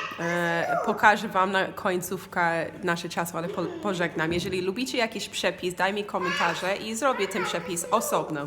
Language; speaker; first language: Polish; non-native, learner; English